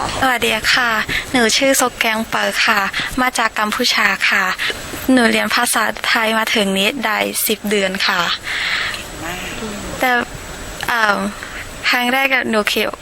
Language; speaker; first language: Thai; non-native, learner; Khmer